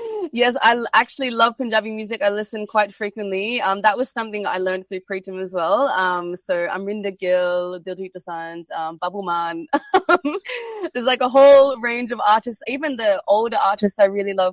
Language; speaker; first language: English; native; English